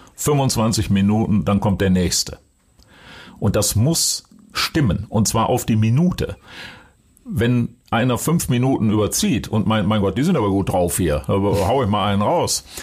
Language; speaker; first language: German; native; German